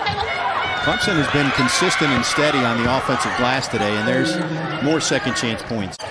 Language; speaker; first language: English; native; English